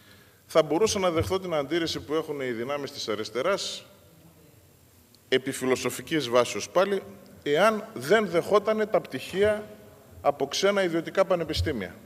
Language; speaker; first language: Greek; native; Greek